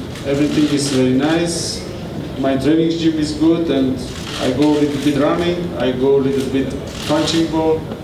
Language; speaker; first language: English; non-native, learner; Armenian